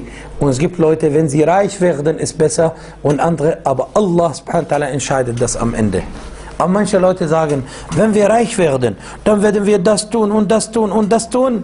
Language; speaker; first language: German; non-native, fluent; Arabic